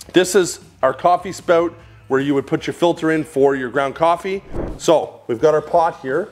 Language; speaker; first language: English; native; English